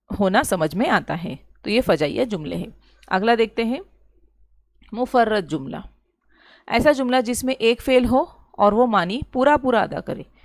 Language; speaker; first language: Urdu; native; Urdu